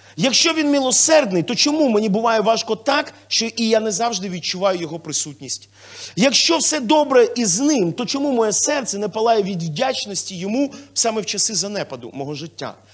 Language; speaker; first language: Ukrainian; non-native, local second language; Russian